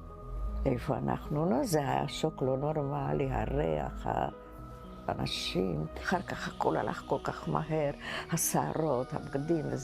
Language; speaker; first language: Hebrew; non-native, fluent; Czech